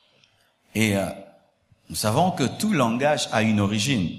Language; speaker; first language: French; non-native, local second language; Lingala